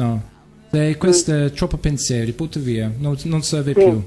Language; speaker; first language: Italian; non-native, learner; English